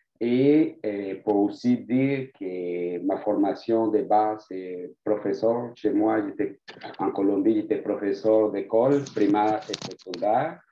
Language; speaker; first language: French; non-native, fluent; Spanish